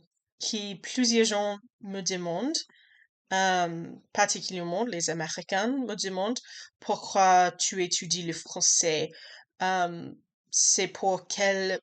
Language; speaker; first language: French; non-native, learner; English